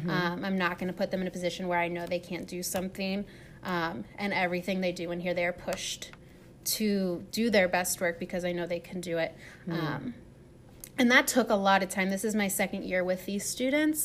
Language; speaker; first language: English; native; English